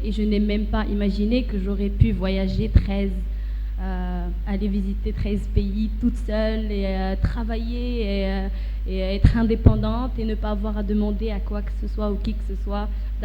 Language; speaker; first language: French; non-native, local second language; Arabic